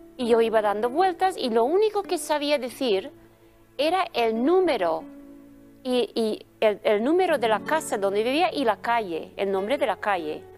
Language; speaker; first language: Spanish; early bilingual, other home language; English